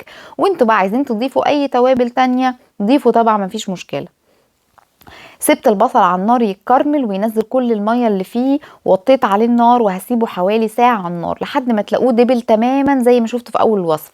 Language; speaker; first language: Arabic; native; Arabic